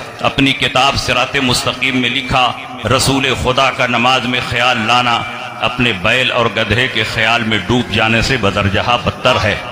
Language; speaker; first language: Urdu; native; Urdu